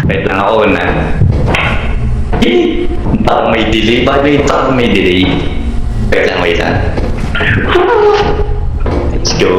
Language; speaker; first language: Filipino; native; Filipino